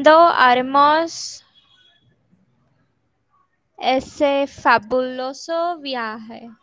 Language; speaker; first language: Spanish; non-native, learner; English